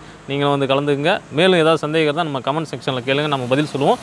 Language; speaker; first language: Tamil; native; Tamil